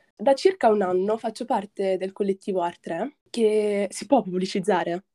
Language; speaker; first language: Italian; early bilingual, other home language; Arabic